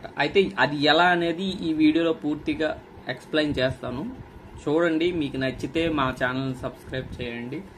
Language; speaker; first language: Telugu; native; Telugu